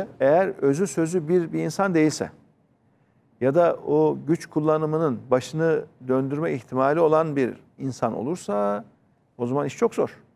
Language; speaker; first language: Turkish; native; Turkish